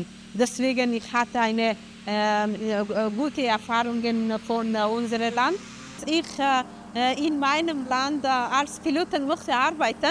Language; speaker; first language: German; non-native, learner; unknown